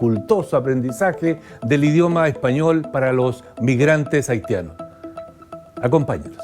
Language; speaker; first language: Spanish; native; Spanish